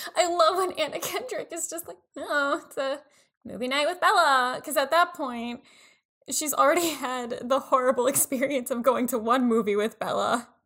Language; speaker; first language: English; native; English